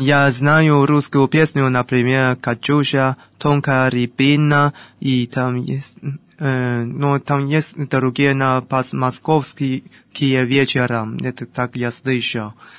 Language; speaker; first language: Russian; non-native, learner; Chinese